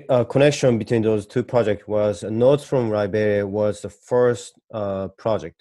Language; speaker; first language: English; non-native, fluent; Japanese